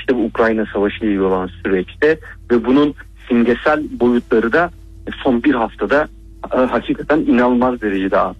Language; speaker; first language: Turkish; native; Turkish